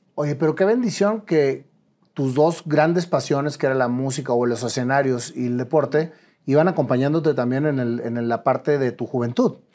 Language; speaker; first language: Spanish; native; Spanish